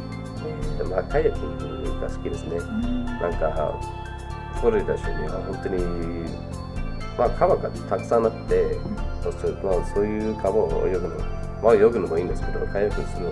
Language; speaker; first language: Japanese; non-native, fluent; English